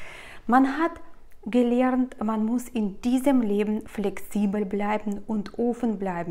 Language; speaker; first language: German; non-native, fluent; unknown